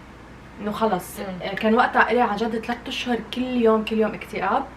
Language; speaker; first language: Arabic; native; Arabic